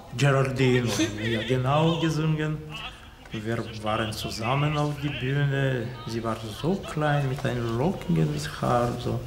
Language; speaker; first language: German; non-native, learner; Bulgarian